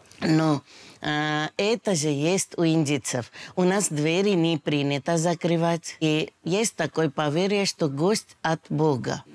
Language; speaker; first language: Russian; non-native, fluent; Hindi